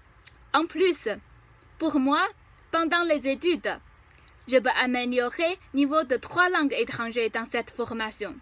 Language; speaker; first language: French; non-native, fluent; Chinese